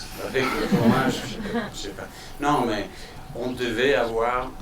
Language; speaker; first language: French; non-native, fluent; Danish